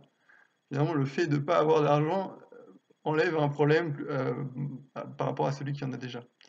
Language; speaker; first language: French; native; French